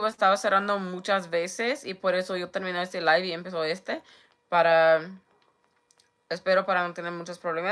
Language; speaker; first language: Spanish; non-native, learner; English